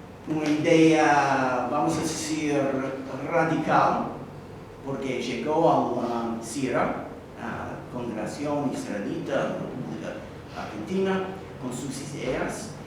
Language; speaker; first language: Spanish; non-native, fluent; English